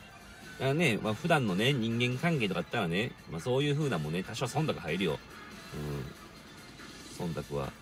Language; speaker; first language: Japanese; native; Japanese